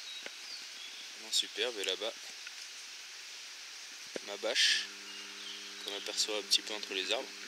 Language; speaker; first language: French; native; French